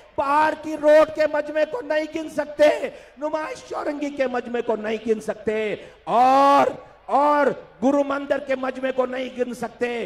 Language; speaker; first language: Urdu; native; Urdu